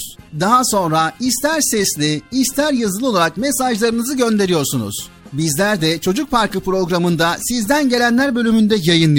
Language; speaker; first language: Turkish; native; Turkish